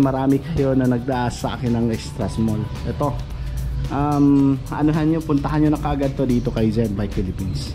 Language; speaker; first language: Filipino; native; Filipino